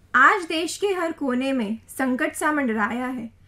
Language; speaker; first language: Hindi; native; Hindi